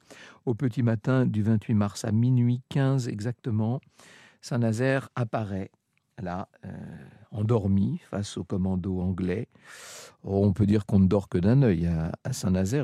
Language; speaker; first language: French; native; French